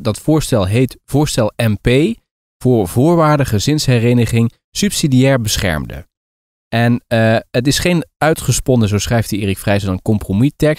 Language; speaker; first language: Dutch; native; Dutch